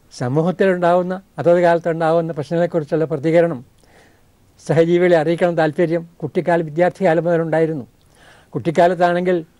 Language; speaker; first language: Malayalam; native; Malayalam